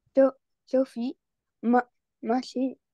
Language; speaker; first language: French; non-native, learner; Arabic